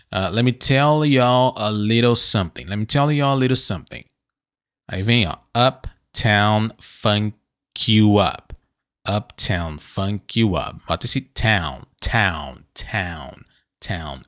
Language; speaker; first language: English; non-native, fluent; Portuguese